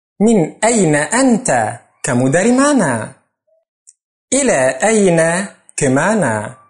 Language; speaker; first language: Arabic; non-native, fluent; Indonesian